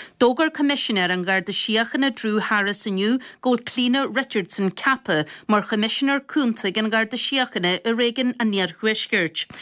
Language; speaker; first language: Irish; native; Irish